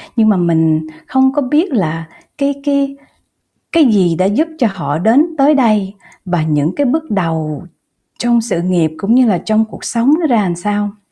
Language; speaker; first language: Vietnamese; early bilingual, heritage; Vietnamese